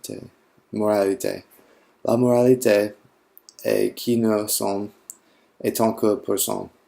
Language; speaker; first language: French; non-native, learner; English